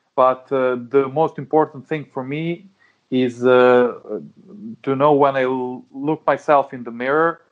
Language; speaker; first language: English; non-native, fluent; Serbian